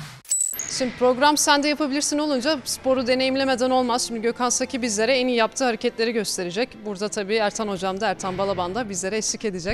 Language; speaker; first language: Turkish; native; Turkish